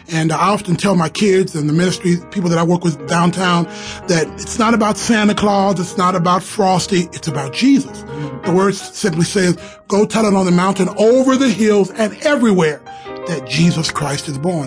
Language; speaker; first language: English; native; English